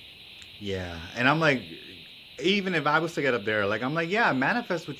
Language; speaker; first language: English; native; English